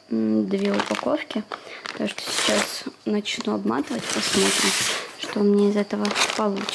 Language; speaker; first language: Russian; native; Russian